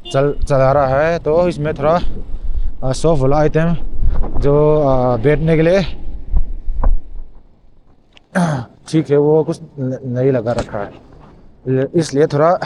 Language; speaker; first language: Hindi; non-native, local second language; Mizo